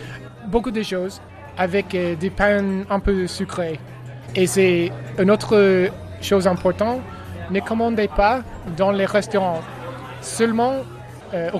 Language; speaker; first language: French; non-native, learner; English